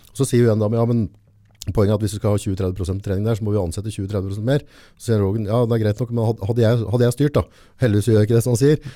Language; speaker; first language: Norwegian; native; Norwegian